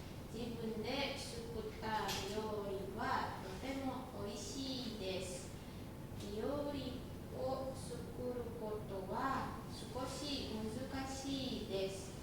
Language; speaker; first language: Japanese; non-native, learner; Indonesian